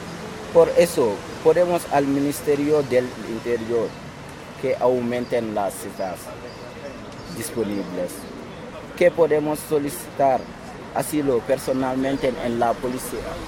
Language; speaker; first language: Spanish; non-native, learner; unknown